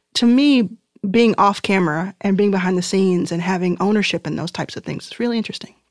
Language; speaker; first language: English; native; English